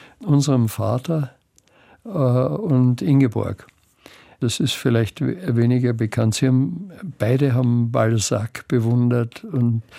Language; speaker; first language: German; native; German